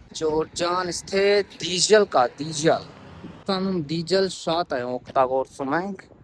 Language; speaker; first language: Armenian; non-native, learner; Hindi